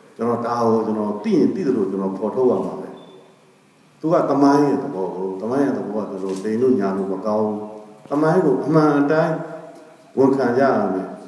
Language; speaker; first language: Burmese; native; Burmese